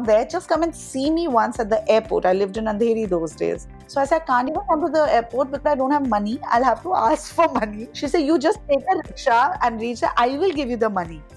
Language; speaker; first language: English; non-native, local second language; Hindi